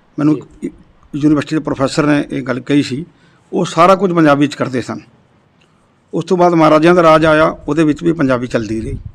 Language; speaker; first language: Punjabi; native; Punjabi